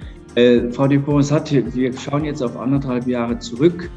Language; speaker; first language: German; native; German